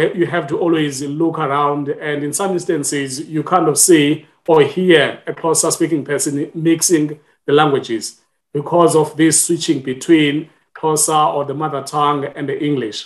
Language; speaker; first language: English; non-native, local second language; Xhosa